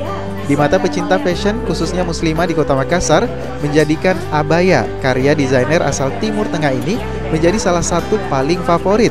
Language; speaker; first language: Indonesian; native; Indonesian